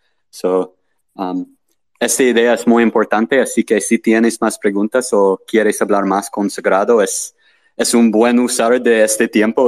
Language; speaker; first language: Spanish; non-native, learner; English